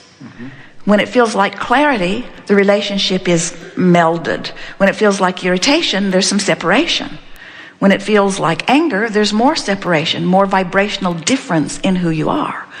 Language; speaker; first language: English; native; English